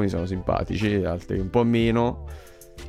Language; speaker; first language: Italian; native; Italian